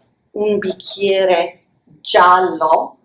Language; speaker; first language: Italian; non-native, fluent; English